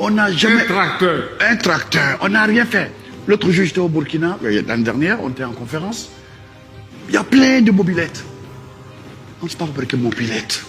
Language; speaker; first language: French; non-native, local second language; Dyula